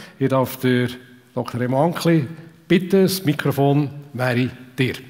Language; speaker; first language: German; native; German